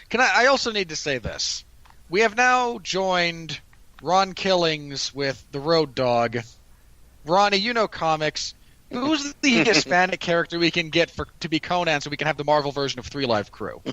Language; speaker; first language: English; native; English